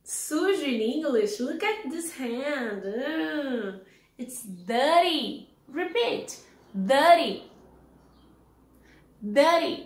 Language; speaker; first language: English; non-native, learner; Portuguese